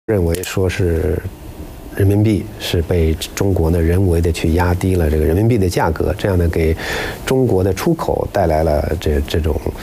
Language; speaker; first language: Chinese; native; Chinese